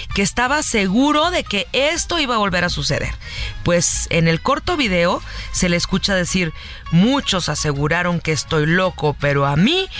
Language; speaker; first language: Spanish; native; Spanish